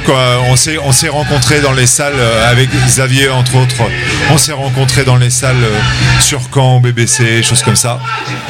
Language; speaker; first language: French; native; French